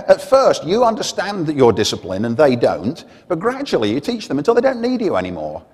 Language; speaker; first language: English; native; English